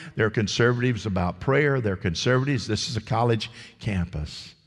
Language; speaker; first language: English; native; English